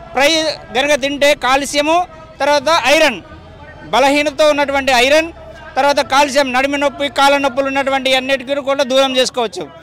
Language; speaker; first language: Telugu; non-native, local second language; Gondi